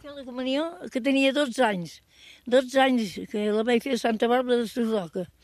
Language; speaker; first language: Catalan; native; Catalan